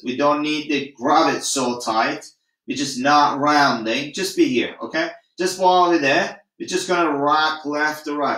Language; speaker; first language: English; non-native, fluent; Turkish